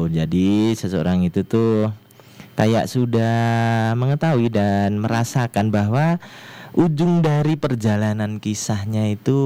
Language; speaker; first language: Indonesian; native; Indonesian